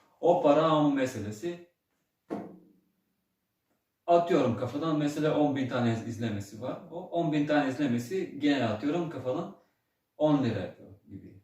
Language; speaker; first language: Turkish; early bilingual, heritage; Turkish